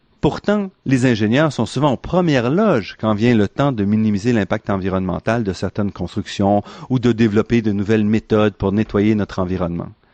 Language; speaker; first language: French; native; French